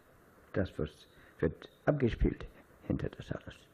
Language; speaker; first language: German; non-native, fluent; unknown